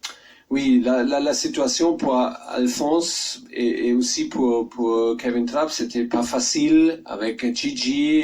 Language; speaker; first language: French; non-native, learner; German